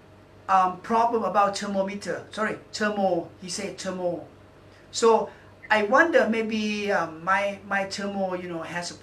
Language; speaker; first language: English; non-native, learner; Thai